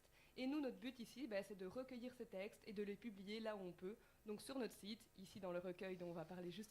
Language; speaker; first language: French; native; French